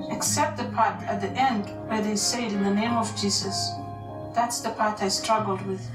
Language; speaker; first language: English; non-native, fluent; Somali